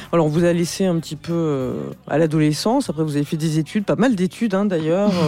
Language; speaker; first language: French; native; French